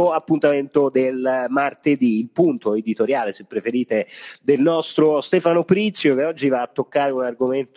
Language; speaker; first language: Italian; native; Italian